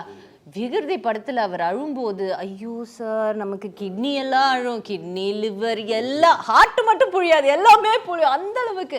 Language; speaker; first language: Tamil; native; Tamil